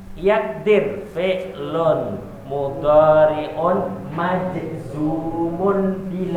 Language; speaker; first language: Arabic; non-native, fluent; Indonesian